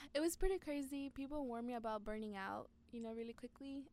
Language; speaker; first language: English; early bilingual, other home language; Spanish